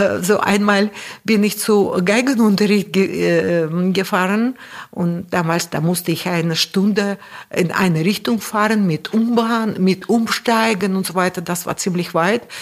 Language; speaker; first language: German; non-native, fluent; Russian